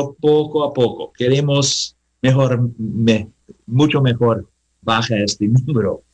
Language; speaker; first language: Spanish; non-native, learner; English